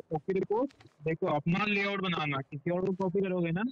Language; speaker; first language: Hindi; non-native, local second language; Gujarati